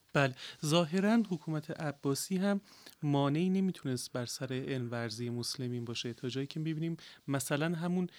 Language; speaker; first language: Persian; native; Persian